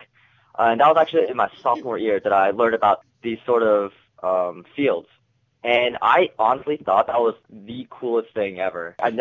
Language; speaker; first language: English; native; English